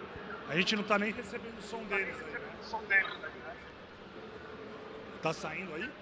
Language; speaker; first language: Spanish; non-native, learner; Portuguese